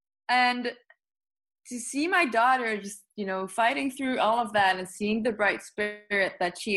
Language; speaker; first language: English; non-native, fluent; Dutch